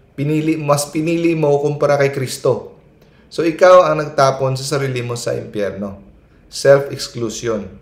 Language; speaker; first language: Filipino; non-native, local second language; Cebuano